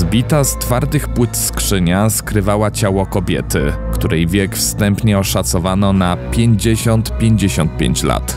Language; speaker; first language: Polish; native; Polish